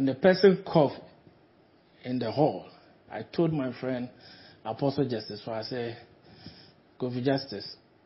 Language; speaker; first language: English; non-native, local second language; Akan